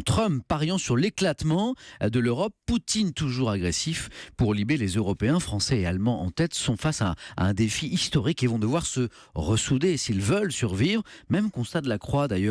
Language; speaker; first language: French; native; French